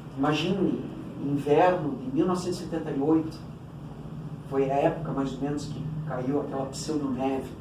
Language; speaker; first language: Portuguese; early bilingual, other home language; Cantonese